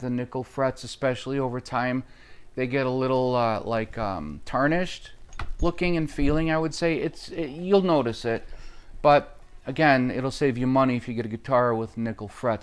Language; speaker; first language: English; native; English